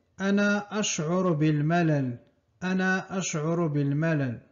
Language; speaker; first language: Arabic; non-native, fluent; Spanish